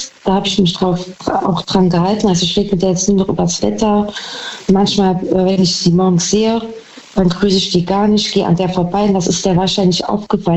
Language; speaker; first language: German; native; German